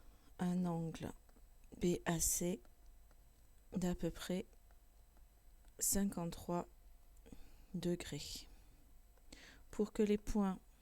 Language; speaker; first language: French; native; French